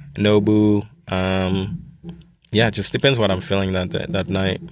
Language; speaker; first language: English; non-native, fluent; Haitian Creole